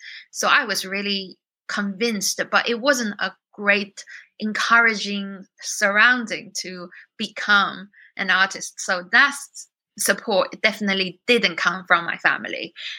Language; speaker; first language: English; non-native, fluent; Chinese